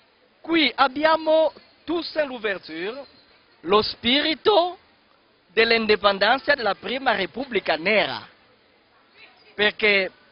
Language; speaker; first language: Italian; non-native, fluent; Kongo